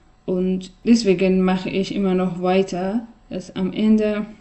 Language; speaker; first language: German; non-native, learner; Persian